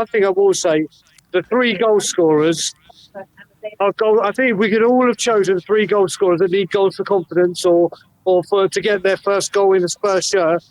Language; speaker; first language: English; native; English